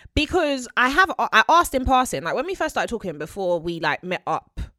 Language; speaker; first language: English; native; English